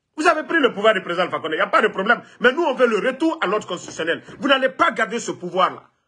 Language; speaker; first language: French; non-native, local second language; Mandingo